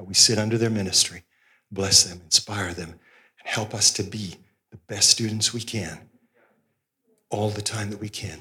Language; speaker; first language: English; native; English